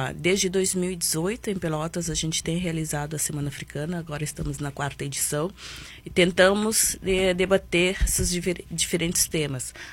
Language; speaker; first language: Portuguese; non-native, local second language; Kabuverdianu